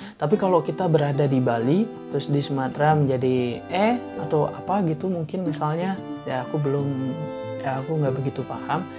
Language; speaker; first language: Indonesian; non-native, local second language; Balinese